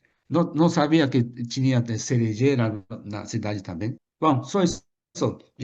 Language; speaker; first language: Portuguese; non-native, fluent; Japanese